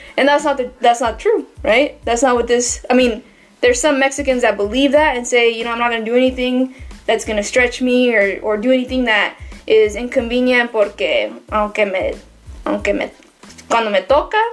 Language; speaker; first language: English; early bilingual, other home language; Spanish